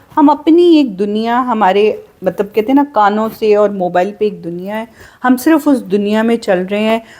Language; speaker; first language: Urdu; native; Urdu